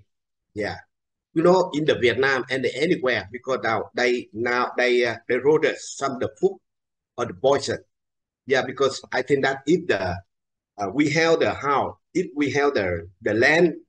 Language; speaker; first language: English; non-native, learner; Vietnamese